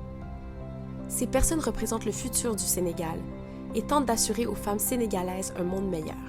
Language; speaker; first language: French; native; French